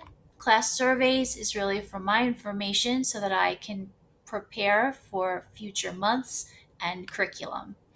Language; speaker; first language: English; native; English